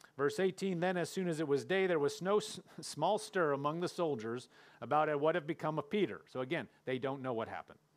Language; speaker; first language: English; native; English